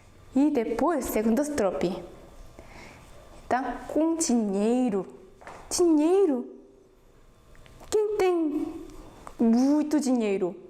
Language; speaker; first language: Portuguese; non-native, fluent; Korean